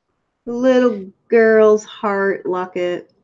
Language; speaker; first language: English; native; English